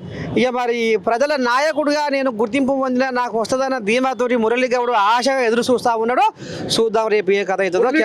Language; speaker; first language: Telugu; native; Telugu